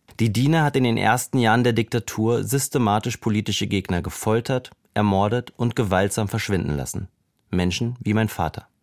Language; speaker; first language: German; native; German